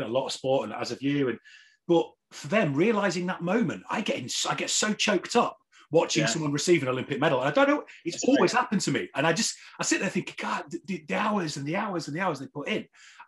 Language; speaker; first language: English; native; English